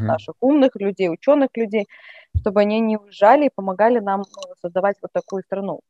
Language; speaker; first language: Russian; native; Russian